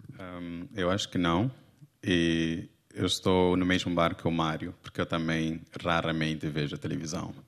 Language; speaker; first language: Portuguese; non-native, local second language; Kabuverdianu